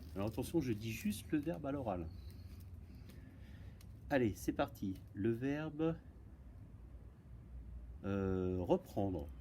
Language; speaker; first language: French; native; French